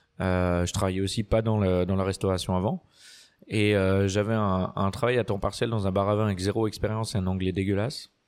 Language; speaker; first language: French; native; French